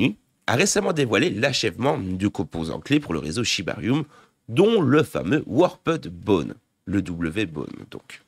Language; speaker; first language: French; native; French